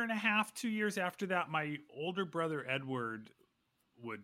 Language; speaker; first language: English; native; English